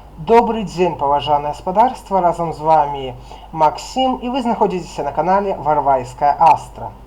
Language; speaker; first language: Belarusian; non-native, local second language; Russian